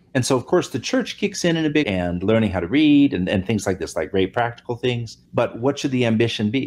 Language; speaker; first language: English; native; English